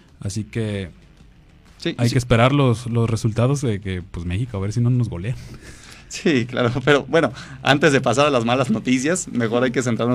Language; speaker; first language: Spanish; native; Spanish